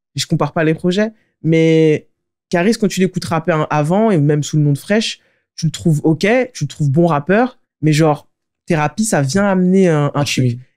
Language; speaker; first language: French; native; French